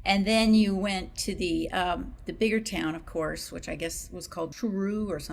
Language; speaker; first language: English; native; English